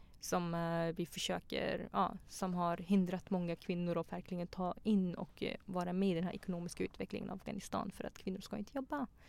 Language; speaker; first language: Swedish; early bilingual, other home language; Persian